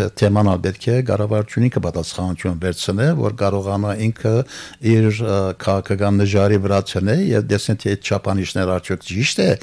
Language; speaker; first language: Armenian; early bilingual, heritage; Armenian